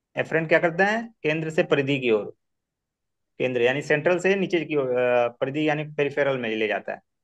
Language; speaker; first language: Hindi; non-native, local second language; Marathi